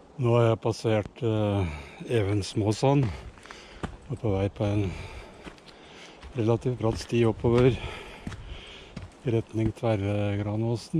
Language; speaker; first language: Norwegian; native; Norwegian